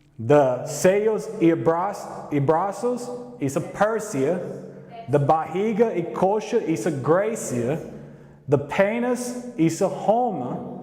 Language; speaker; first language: Portuguese; non-native, learner; English